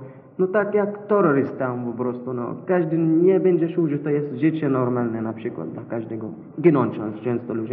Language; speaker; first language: Polish; non-native, learner; Arabic